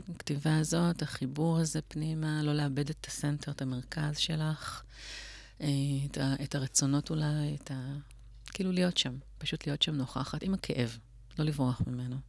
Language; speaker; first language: Hebrew; native; Hebrew